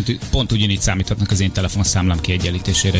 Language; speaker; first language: Hungarian; native; Hungarian